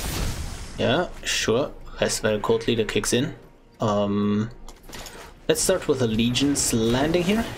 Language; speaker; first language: English; non-native, fluent; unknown